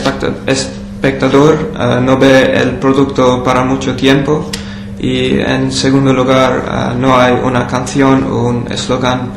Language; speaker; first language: Spanish; non-native, learner; English